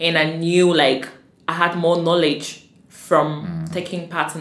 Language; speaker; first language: English; native; English